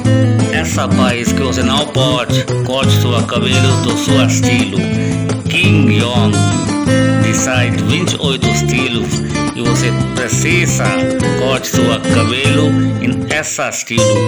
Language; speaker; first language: Portuguese; non-native, learner; Hindi